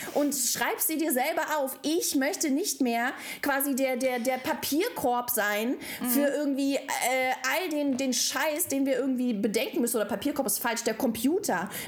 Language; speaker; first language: German; non-native, fluent; Russian